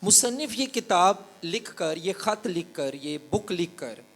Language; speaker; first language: Urdu; non-native, local second language; Punjabi